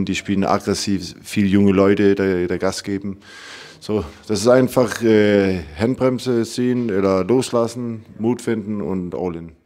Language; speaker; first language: German; non-native, fluent; Danish